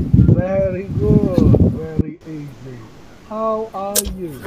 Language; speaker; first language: English; non-native, fluent; Vietnamese